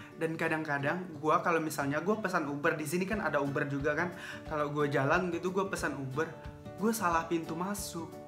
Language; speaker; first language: Indonesian; native; Indonesian